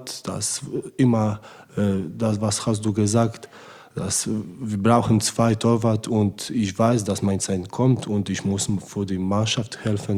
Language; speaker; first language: German; non-native, learner; Polish